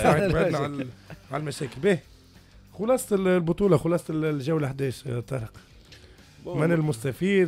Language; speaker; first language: Arabic; native; Arabic